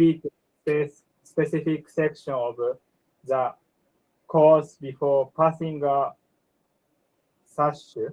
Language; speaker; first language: English; non-native, learner; Japanese